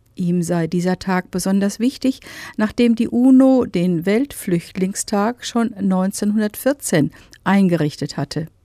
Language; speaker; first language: German; native; German